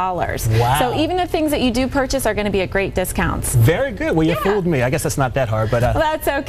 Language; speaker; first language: English; native; English